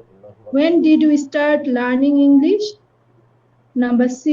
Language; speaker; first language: English; non-native, learner; Bangla